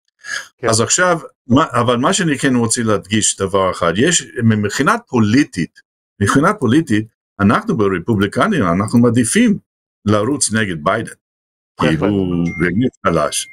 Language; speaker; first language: Hebrew; non-native, fluent; English